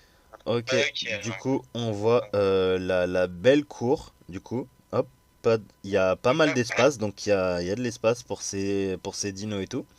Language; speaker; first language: French; native; French